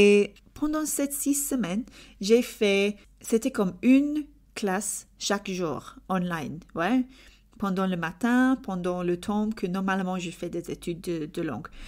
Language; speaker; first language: French; non-native, learner; English